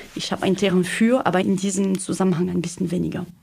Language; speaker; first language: German; non-native, fluent; French